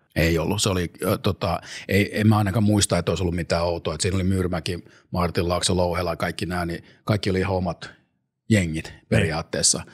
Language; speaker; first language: Finnish; native; Finnish